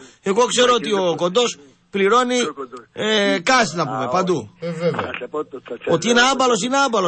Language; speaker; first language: Greek; native; Greek